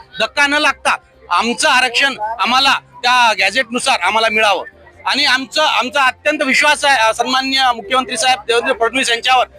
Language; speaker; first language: Marathi; non-native, local second language; Lambadi